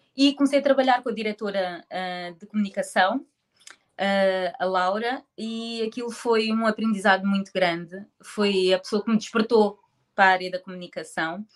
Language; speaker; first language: Portuguese; native; Portuguese